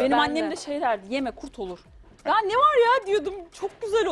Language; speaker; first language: Turkish; native; Turkish